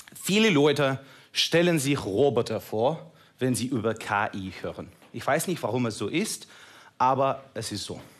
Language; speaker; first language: German; non-native, fluent; Russian